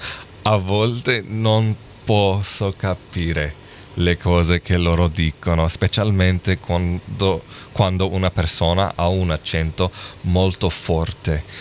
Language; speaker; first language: Italian; non-native, learner; English